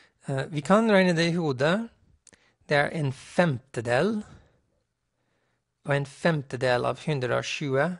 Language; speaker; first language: Norwegian; non-native, fluent; English